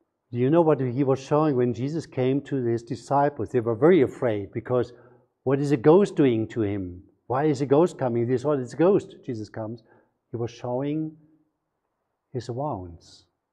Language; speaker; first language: English; non-native, fluent; German